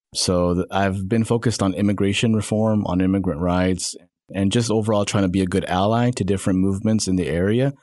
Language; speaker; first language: English; native; English